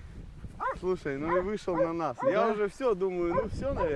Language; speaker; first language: Russian; native; Russian